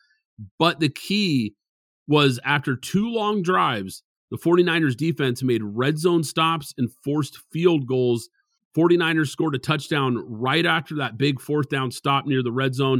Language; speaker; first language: English; native; English